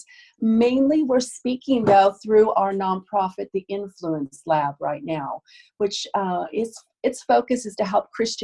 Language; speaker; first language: English; native; English